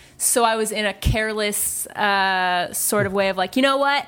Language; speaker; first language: English; native; English